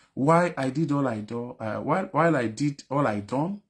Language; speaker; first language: English; non-native, local second language; Yoruba